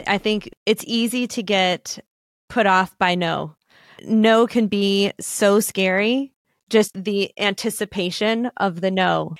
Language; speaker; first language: English; native; English